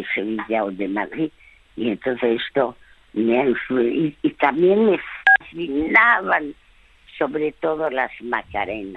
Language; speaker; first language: Spanish; early bilingual, other home language; French